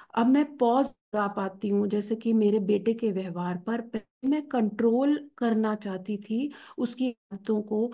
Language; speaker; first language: Hindi; native; Hindi